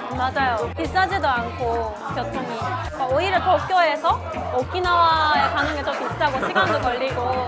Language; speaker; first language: Korean; non-native, fluent; Japanese